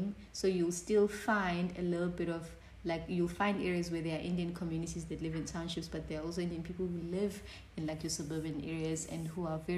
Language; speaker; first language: English; non-native, local second language; Zulu